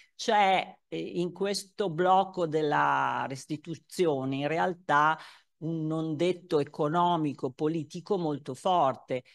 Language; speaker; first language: Italian; native; Italian